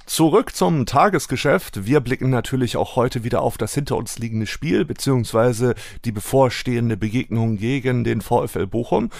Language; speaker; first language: German; native; German